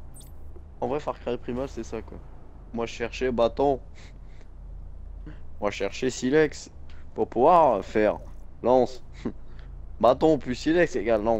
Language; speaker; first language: French; native; French